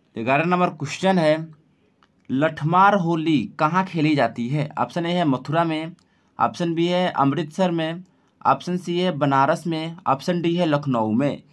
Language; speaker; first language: Hindi; native; Hindi